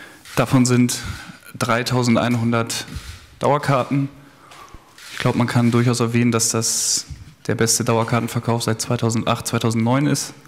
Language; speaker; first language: German; native; German